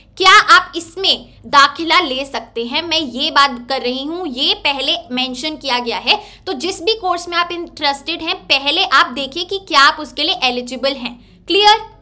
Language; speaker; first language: Hindi; native; Hindi